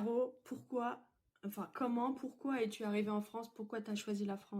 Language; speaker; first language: French; native; French